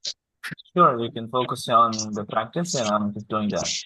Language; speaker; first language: English; non-native, fluent; Tamil